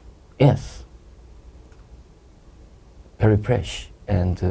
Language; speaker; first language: English; non-native, learner; Korean